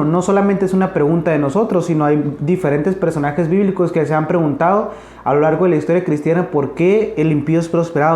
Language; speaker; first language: Spanish; native; Spanish